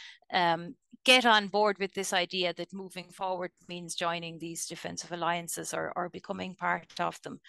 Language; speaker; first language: English; native; English